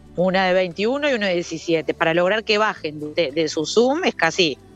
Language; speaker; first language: Spanish; native; Spanish